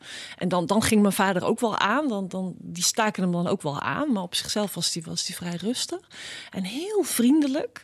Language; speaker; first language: Dutch; native; Dutch